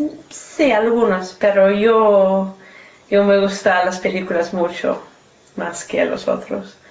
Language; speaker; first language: Spanish; non-native, learner; English